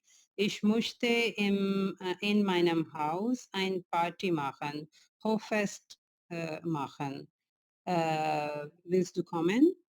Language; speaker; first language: German; non-native, learner; Urdu